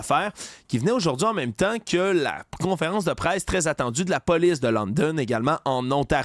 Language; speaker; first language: French; native; French